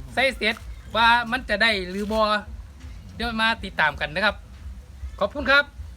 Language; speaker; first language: Thai; native; Thai